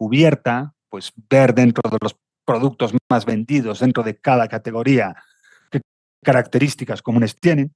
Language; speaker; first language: Spanish; native; Spanish